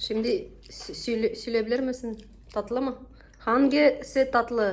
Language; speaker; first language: Turkish; non-native, learner; Russian